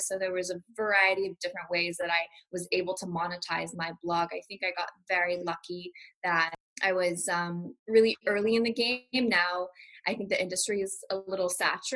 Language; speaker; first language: English; native; English